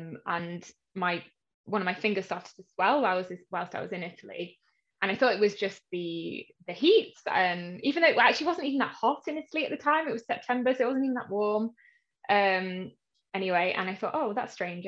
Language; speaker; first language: English; native; English